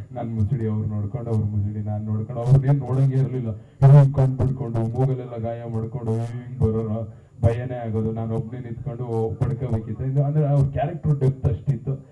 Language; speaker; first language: Kannada; native; Kannada